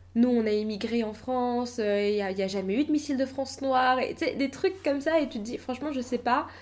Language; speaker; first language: French; native; French